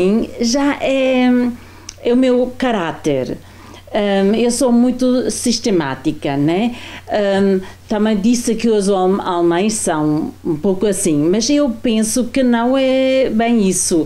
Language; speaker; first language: Portuguese; non-native, fluent; German